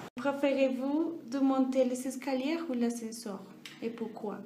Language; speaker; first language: French; non-native, learner; Spanish